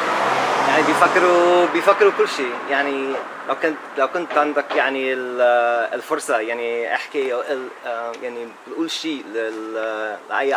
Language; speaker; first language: Arabic; non-native, learner; English